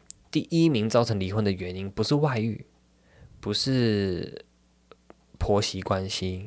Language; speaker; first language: Chinese; native; Chinese